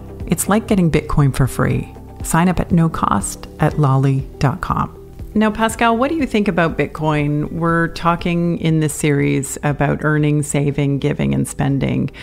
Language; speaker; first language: English; native; English